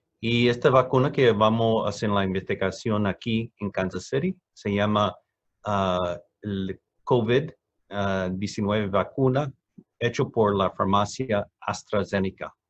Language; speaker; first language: Spanish; non-native, fluent; English